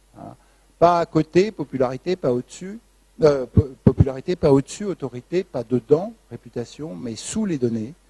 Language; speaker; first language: French; native; French